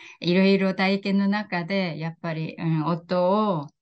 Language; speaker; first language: Japanese; non-native, fluent; Korean